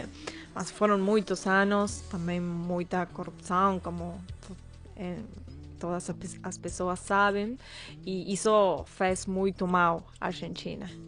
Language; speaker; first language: Portuguese; non-native, fluent; Spanish